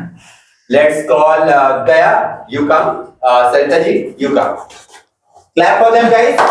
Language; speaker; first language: English; non-native, fluent; Hindi